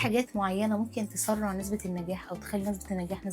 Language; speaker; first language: Arabic; native; Arabic